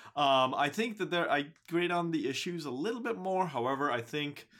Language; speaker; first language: English; non-native, local second language; Hindi